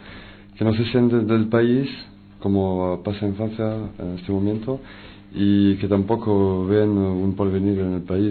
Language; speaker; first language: Spanish; non-native, fluent; French